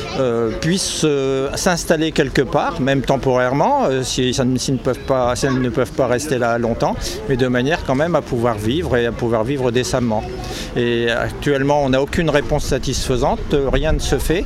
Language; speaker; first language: French; native; French